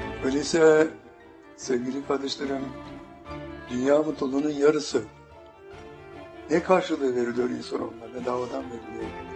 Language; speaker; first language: Turkish; native; Turkish